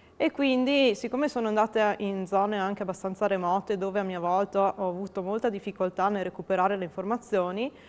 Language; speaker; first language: Italian; native; Italian